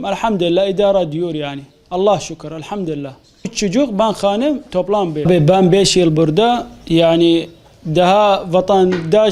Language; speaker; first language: Turkish; non-native, learner; Arabic